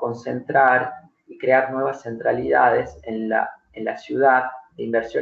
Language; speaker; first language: Spanish; native; Spanish